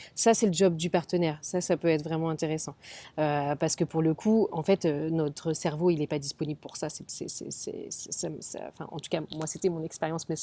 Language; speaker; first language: French; native; French